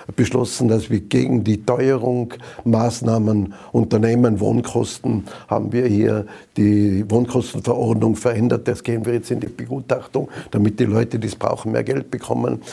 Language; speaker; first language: German; native; German